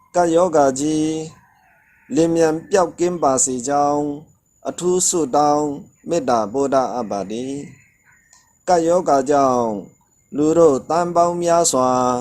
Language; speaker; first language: Burmese; non-native, local second language; Shan